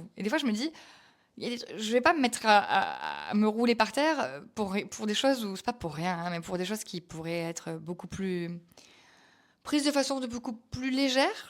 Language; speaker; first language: French; native; French